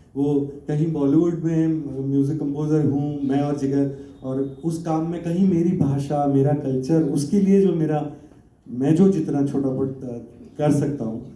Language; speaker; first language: Hindi; non-native, local second language; Gujarati